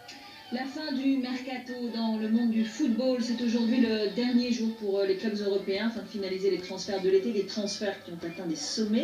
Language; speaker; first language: French; native; French